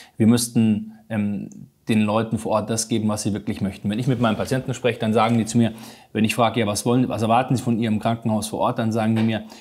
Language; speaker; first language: German; native; German